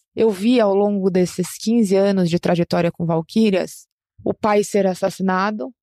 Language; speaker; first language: Portuguese; native; Portuguese